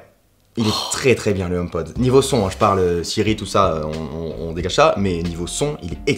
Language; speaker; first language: French; native; French